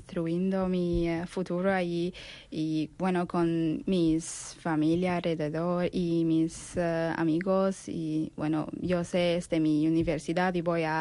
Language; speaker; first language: Spanish; non-native, learner; Arabic